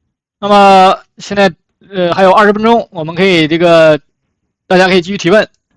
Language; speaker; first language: Chinese; native; Chinese